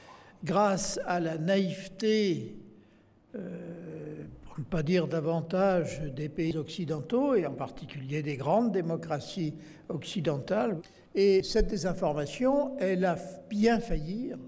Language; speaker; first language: French; native; French